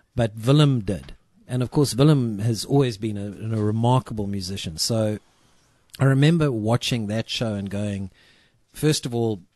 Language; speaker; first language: English; native; English